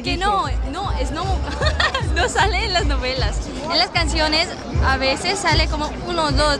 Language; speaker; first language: Spanish; non-native, learner; Korean